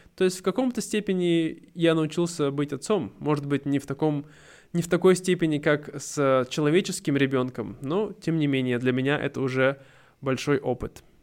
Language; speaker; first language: Russian; native; Russian